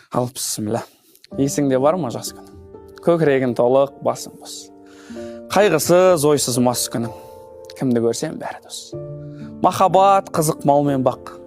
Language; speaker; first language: Kazakh; non-native, local second language; Russian